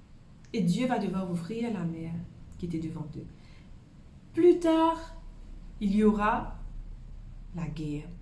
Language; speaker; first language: French; native; French